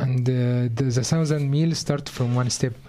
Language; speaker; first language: English; non-native, learner; Arabic